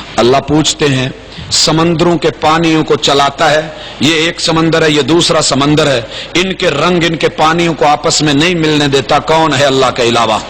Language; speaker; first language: Urdu; non-native, local second language; Punjabi